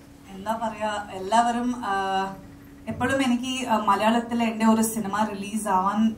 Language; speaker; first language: Malayalam; non-native, fluent; Kannada